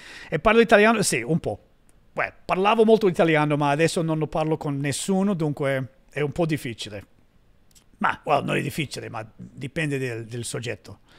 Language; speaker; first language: Italian; non-native, fluent; English